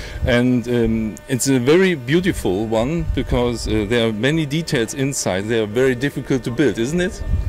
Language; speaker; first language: English; non-native, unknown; German